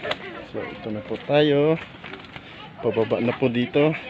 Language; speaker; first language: Filipino; native; Filipino